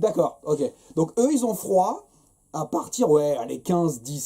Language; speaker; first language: French; native; French